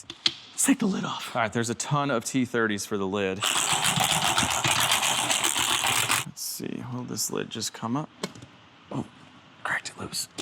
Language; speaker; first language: English; native; English